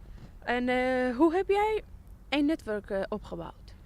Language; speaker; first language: Dutch; non-native, fluent; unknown